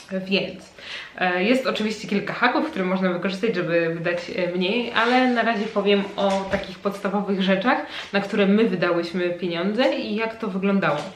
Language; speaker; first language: Polish; native; Polish